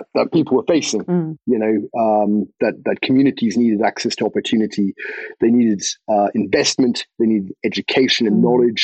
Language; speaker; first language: English; native; English